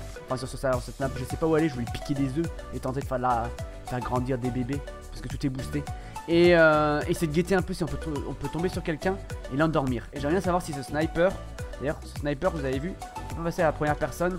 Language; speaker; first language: French; native; French